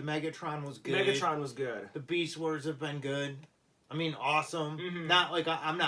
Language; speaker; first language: English; native; English